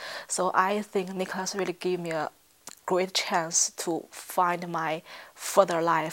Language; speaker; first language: English; non-native, fluent; Chinese